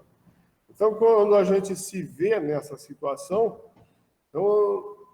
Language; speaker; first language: Portuguese; native; Portuguese